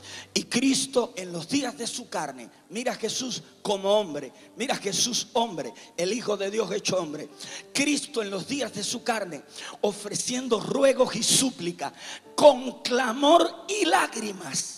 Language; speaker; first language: Spanish; native; Spanish